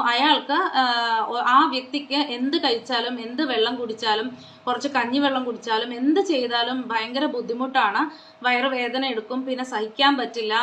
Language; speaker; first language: Malayalam; non-native, local second language; Konkani